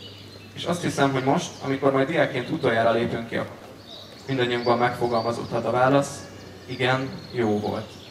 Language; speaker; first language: Hungarian; native; Hungarian